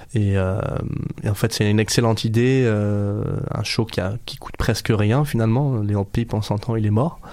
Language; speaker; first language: French; non-native, local second language; Arabic